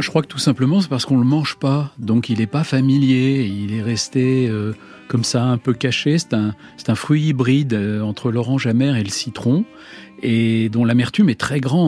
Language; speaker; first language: French; native; French